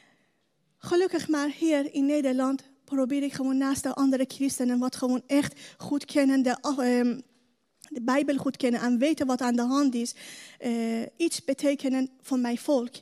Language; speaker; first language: Dutch; non-native, learner; Persian